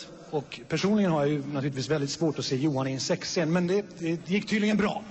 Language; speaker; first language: Swedish; native; Swedish